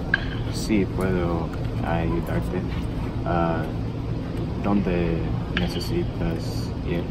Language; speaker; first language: Spanish; non-native, learner; English